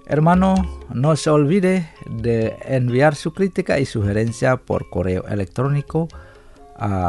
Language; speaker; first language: Spanish; non-native, fluent; Indonesian